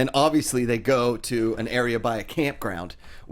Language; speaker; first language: English; native; English